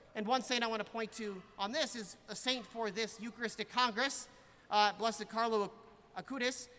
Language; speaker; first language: English; native; English